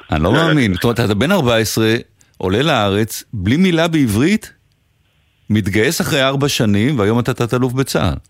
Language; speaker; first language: Hebrew; native; Hebrew